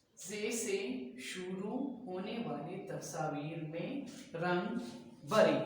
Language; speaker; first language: Urdu; non-native, local second language; Punjabi